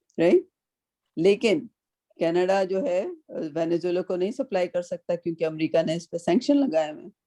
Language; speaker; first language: Urdu; native; Urdu